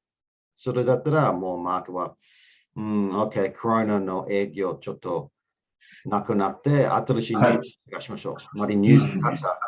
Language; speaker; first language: Japanese; non-native, learner; English